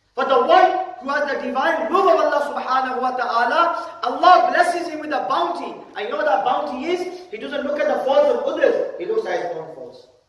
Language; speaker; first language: English; early bilingual, other home language; Urdu